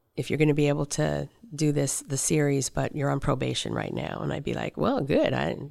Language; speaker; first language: English; native; English